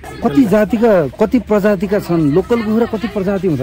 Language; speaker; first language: Nepali; native; Nepali